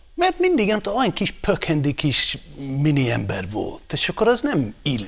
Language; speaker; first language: Hungarian; non-native, fluent; English